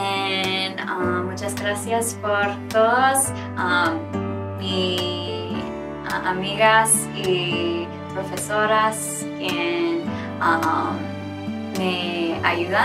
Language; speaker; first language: Spanish; non-native, learner; Korean